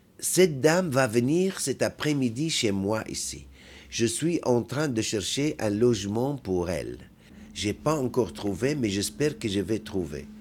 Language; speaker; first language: French; non-native, fluent; Arabic